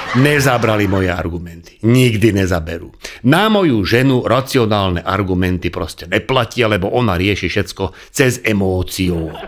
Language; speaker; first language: Slovak; non-native, local second language; Hungarian